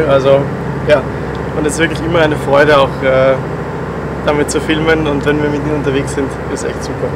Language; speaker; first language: German; native; German